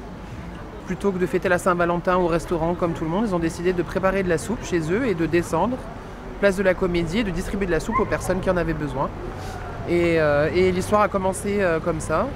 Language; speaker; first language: French; native; French